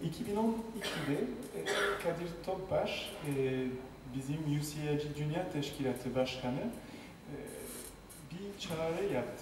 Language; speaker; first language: Turkish; non-native, fluent; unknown